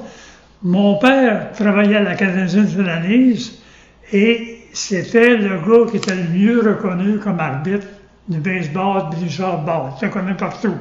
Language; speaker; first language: French; native; French